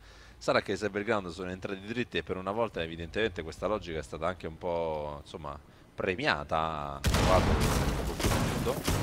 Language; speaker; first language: Italian; native; Italian